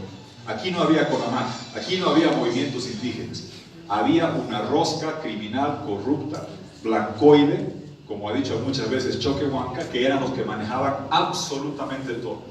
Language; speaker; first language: Spanish; native; Spanish